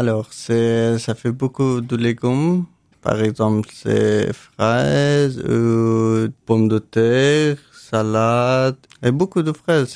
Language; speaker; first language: French; non-native, learner; Persian